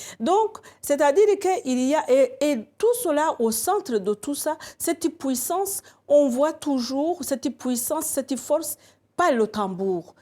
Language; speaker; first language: French; non-native, local second language; Kinyarwanda